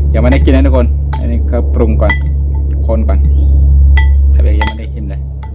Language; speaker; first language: Thai; native; Thai